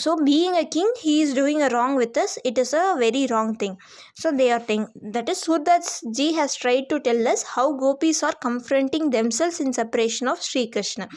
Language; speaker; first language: English; non-native, local second language; Hindi